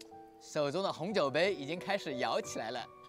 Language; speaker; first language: Chinese; native; Chinese